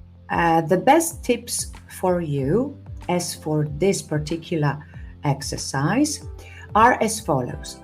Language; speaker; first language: English; non-native, fluent; Polish